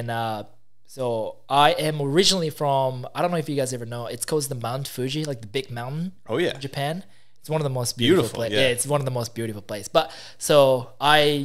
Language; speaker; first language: English; non-native, fluent; Japanese